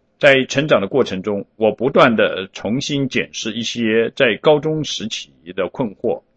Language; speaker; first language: Chinese; early bilingual, heritage; Chinese